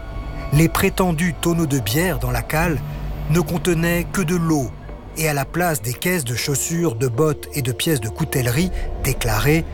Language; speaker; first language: French; native; French